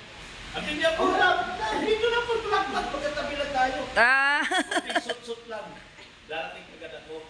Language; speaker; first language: Filipino; non-native, local second language; Cebuano